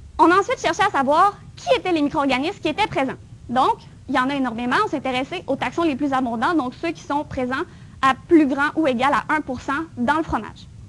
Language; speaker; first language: French; native; French